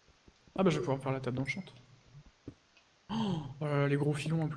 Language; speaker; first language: French; native; French